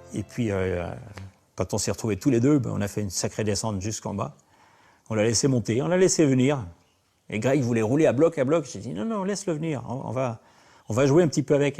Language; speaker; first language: French; native; French